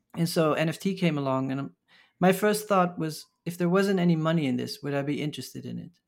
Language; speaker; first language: English; early bilingual, other home language; Dutch